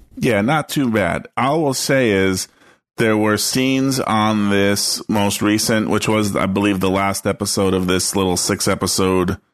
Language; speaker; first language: English; native; English